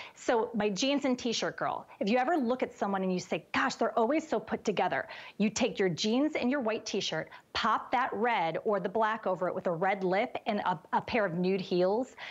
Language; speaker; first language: English; native; English